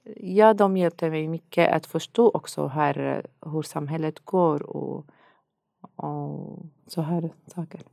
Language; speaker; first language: Swedish; non-native, fluent; Arabic